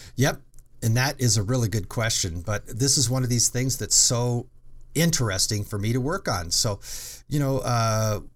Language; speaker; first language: English; native; English